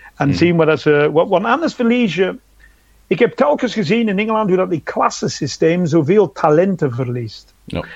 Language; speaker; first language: Dutch; non-native, fluent; English